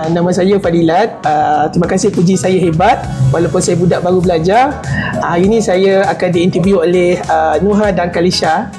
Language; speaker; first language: Malay; native; Malay